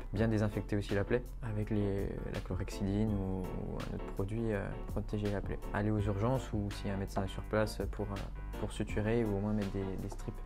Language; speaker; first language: French; native; French